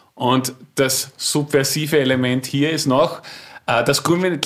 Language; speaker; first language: German; native; German